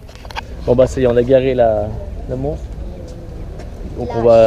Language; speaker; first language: French; native; French